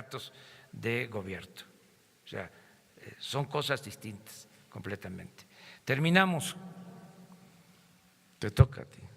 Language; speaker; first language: Spanish; native; Spanish